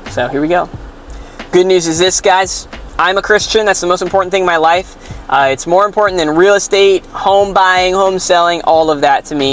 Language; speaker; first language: English; native; English